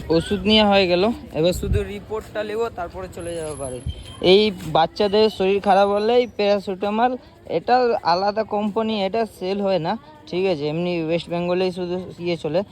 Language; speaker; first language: Bangla; non-native, learner; Hindi